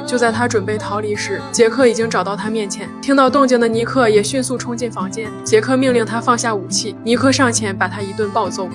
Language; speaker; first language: Chinese; native; Chinese